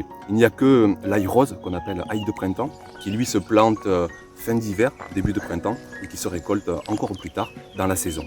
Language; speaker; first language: French; native; French